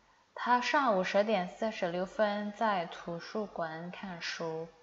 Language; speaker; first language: Chinese; non-native, fluent; Indonesian